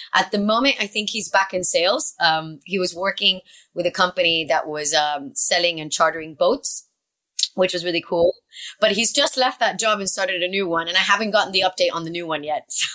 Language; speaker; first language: English; early bilingual, other home language; Spanish